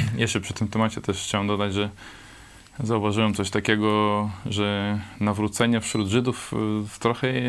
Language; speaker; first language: Polish; non-native, fluent; Hebrew